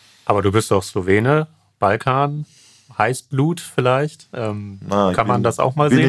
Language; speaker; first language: German; native; German